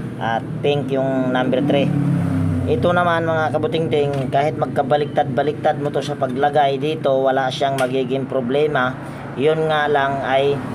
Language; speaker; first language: Filipino; native; Filipino